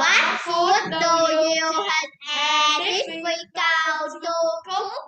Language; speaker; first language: English; non-native, learner; Vietnamese